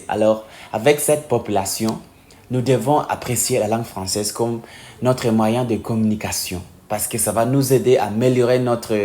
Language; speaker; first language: French; non-native, fluent; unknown